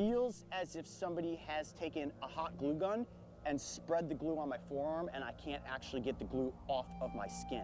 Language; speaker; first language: English; native; English